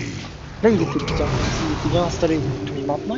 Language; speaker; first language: French; native; French